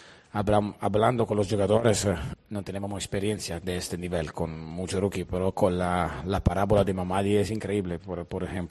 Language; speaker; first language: Spanish; non-native, fluent; Italian